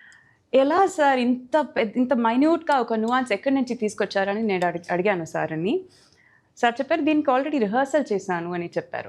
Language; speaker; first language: Telugu; non-native, fluent; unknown